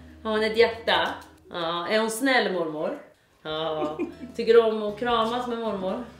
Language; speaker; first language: Swedish; native; Swedish